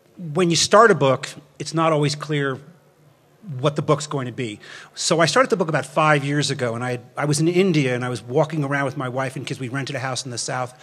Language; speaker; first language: English; native; English